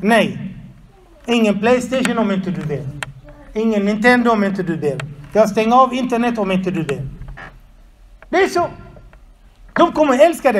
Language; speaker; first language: Swedish; non-native, fluent; Arabic